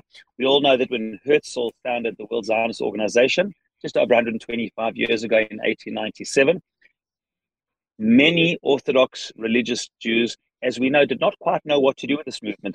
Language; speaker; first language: English; native; English